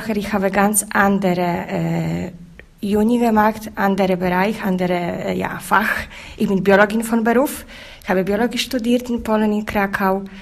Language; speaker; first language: German; non-native, learner; Polish